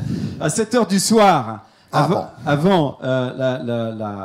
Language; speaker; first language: French; native; French